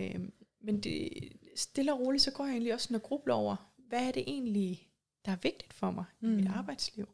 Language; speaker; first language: Danish; native; Danish